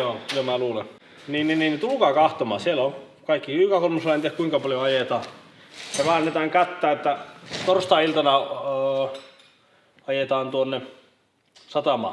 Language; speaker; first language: Finnish; native; Finnish